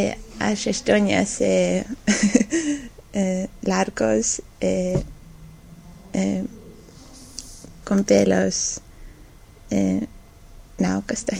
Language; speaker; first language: Portuguese; non-native, learner; Estonian